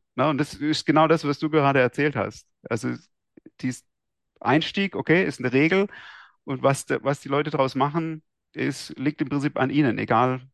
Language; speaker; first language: German; native; German